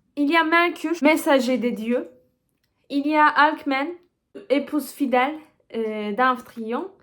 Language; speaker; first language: French; non-native, learner; Turkish